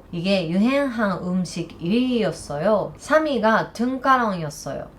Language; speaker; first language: Korean; non-native, learner; Japanese